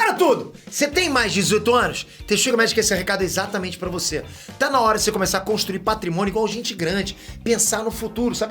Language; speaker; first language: Portuguese; native; Portuguese